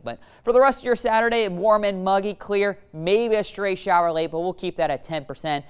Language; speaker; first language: English; native; English